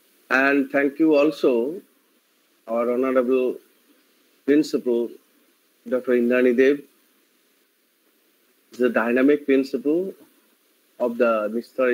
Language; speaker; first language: English; non-native, local second language; Bangla